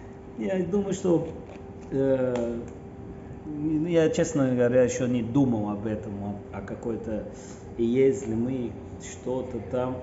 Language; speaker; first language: Russian; non-native, fluent; Portuguese